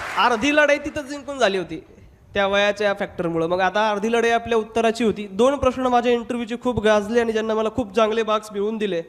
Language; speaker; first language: Marathi; non-native, local second language; Hindi